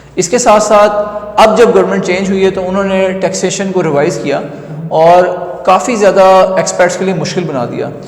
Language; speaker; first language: Urdu; native; Urdu